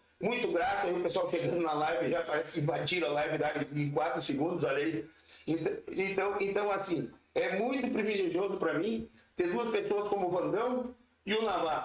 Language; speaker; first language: Portuguese; native; Portuguese